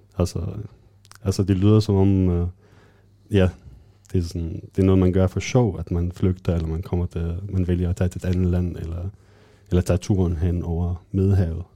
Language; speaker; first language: Danish; non-native, fluent; Arabic